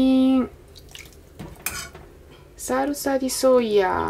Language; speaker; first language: Italian; non-native, learner; Japanese